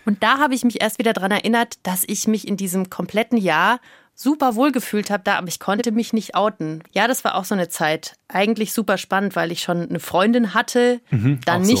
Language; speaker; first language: German; native; German